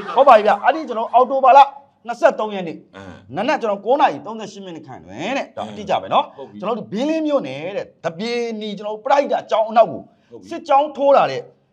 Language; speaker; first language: Burmese; native; Burmese